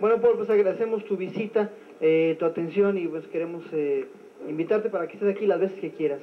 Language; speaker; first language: Spanish; native; Spanish